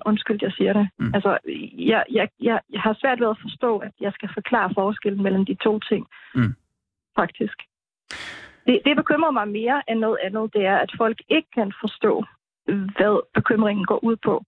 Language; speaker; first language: Danish; native; Danish